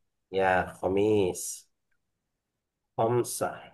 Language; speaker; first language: Arabic; non-native, fluent; Indonesian